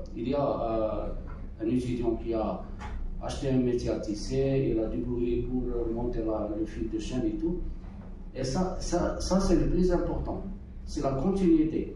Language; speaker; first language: French; non-native, local second language; Arabic